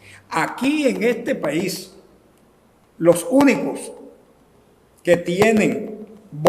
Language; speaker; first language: Spanish; native; Spanish